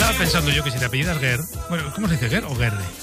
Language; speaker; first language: Spanish; native; Spanish